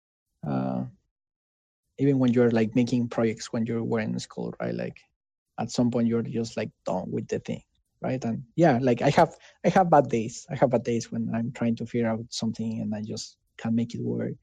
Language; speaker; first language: English; non-native, fluent; Spanish